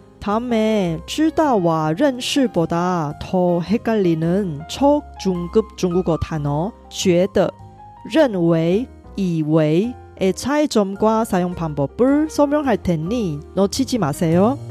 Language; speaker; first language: Korean; non-native, fluent; Chinese